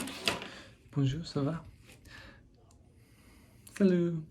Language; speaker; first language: French; non-native, learner; English